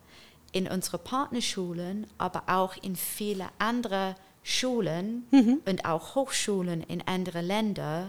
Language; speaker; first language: German; non-native, fluent; English